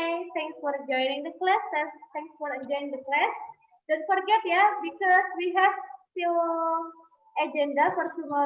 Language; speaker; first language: English; non-native, fluent; Indonesian